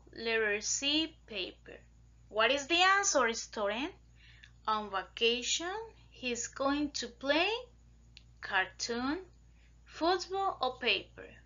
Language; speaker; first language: English; non-native, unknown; Spanish